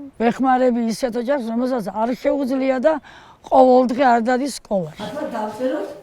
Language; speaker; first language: Georgian; non-native, local second language; Mingrelian